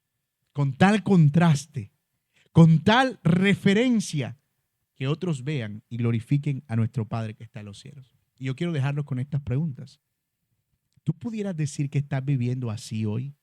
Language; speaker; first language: Spanish; native; Spanish